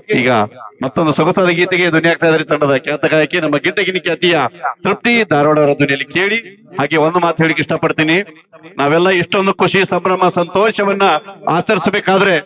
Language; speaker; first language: Kannada; native; Kannada